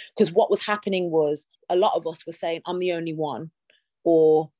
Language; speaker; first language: English; native; English